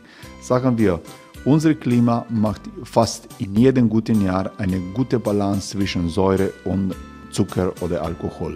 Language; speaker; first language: German; non-native, learner; Croatian